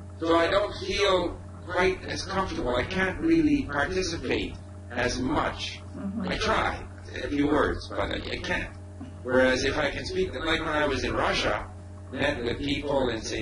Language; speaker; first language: English; non-native, fluent; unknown